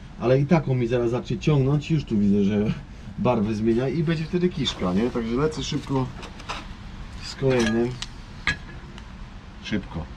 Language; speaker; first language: Polish; native; Polish